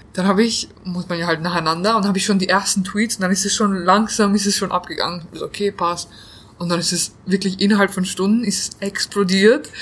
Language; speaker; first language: German; early bilingual, other home language; Bosnian